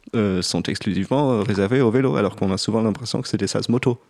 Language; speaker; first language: French; non-native, fluent; German